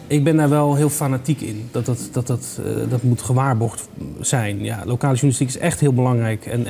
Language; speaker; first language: Dutch; native; Dutch